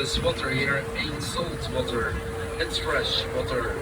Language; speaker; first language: English; non-native, fluent; Dutch